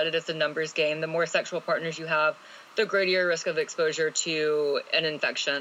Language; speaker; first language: English; native; English